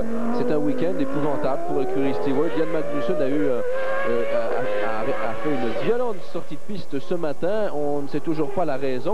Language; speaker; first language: French; native; French